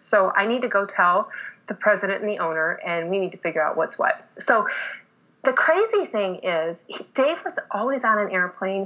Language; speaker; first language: English; native; English